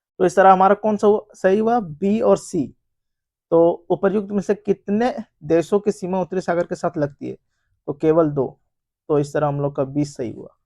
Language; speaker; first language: Hindi; native; Hindi